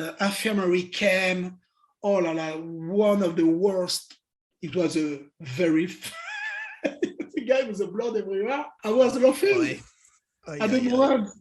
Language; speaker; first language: English; non-native, learner; French